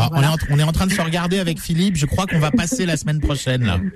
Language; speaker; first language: French; native; French